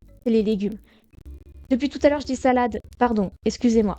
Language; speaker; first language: French; native; French